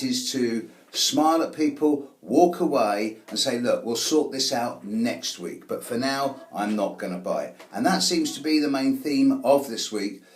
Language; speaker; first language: English; native; English